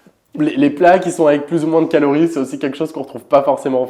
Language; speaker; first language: French; native; French